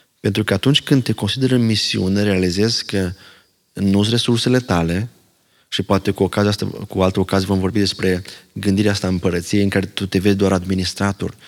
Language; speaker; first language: Romanian; non-native, local second language; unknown